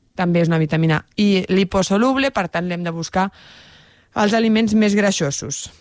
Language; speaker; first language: Catalan; non-native, local second language; Spanish